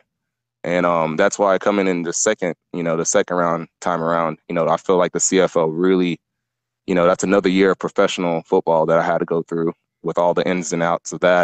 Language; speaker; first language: English; native; English